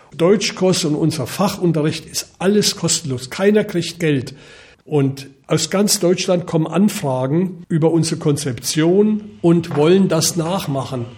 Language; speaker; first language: German; native; German